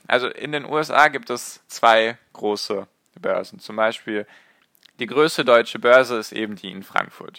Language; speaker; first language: German; native; German